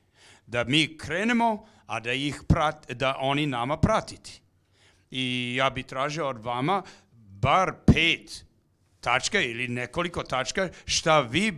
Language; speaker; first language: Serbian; non-native, fluent; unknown